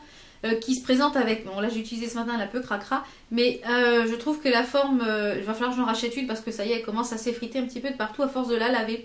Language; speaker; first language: French; native; French